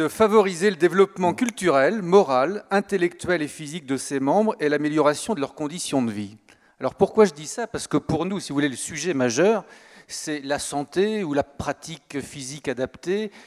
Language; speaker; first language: French; native; French